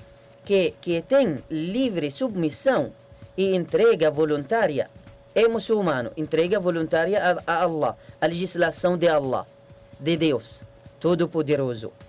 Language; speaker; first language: Portuguese; non-native, learner; Arabic